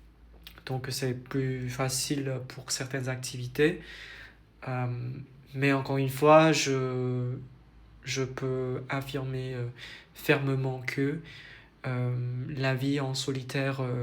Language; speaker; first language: French; non-native, fluent; Vietnamese